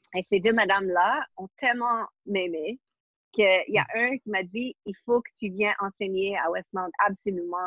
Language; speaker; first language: French; non-native, fluent; English